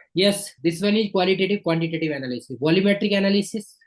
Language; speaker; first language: English; non-native, local second language; Hindi